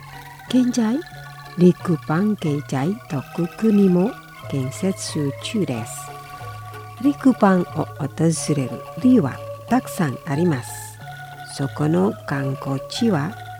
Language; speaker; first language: Japanese; non-native, fluent; Indonesian